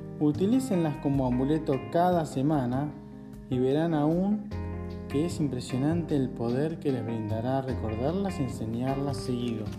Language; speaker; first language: Spanish; native; Spanish